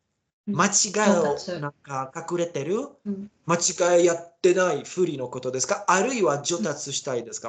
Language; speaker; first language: Japanese; non-native, learner; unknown